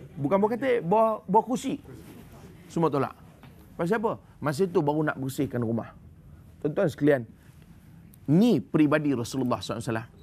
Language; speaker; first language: Malay; native; Malay